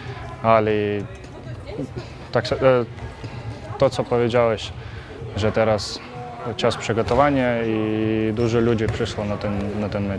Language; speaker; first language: Polish; non-native, fluent; Russian